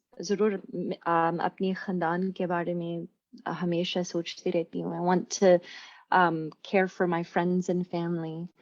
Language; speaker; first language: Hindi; non-native, fluent; English